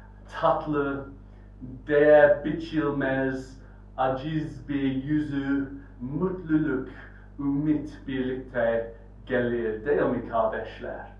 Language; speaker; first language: Turkish; non-native, fluent; English